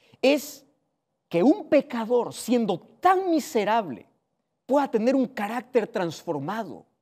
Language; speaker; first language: Spanish; native; Spanish